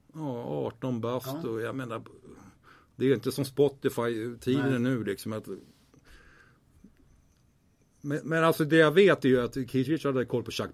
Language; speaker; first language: Swedish; native; Swedish